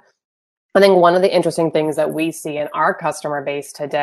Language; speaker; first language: English; native; English